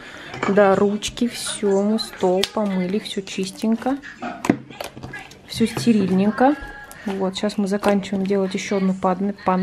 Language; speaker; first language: Russian; native; Russian